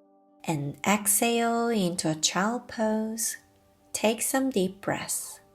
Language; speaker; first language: English; non-native, fluent; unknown